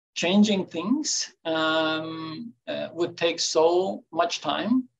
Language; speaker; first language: English; non-native, fluent; Turkish